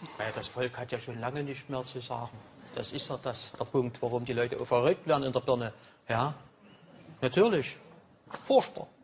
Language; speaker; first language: German; native; German